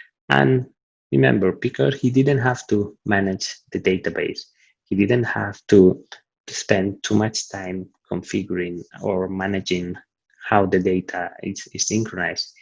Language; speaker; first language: English; non-native, fluent; Italian